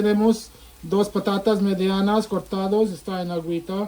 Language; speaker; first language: Spanish; non-native, fluent; Bangla